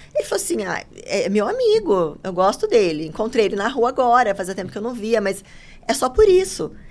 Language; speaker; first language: Portuguese; native; Portuguese